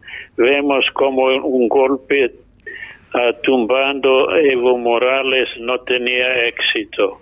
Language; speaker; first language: Spanish; non-native, fluent; English